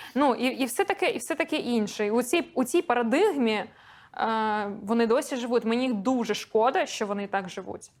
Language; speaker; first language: Ukrainian; non-native, local second language; Russian